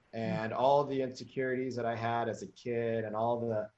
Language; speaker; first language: English; native; English